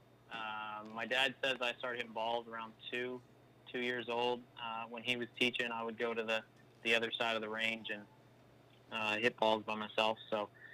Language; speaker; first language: English; native; English